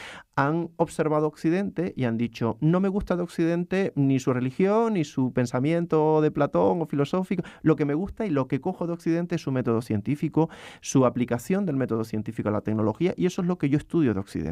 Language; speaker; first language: Spanish; native; Spanish